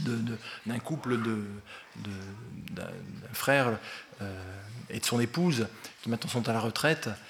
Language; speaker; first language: French; native; French